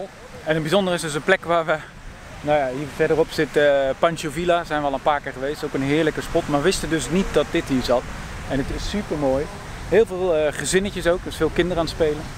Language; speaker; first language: Dutch; native; Dutch